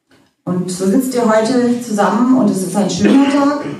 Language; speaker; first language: German; native; German